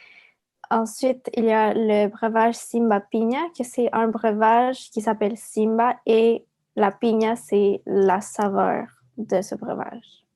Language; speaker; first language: French; early bilingual, other home language; Spanish